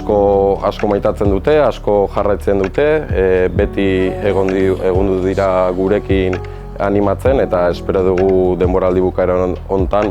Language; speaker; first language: Basque; non-native, local second language; Spanish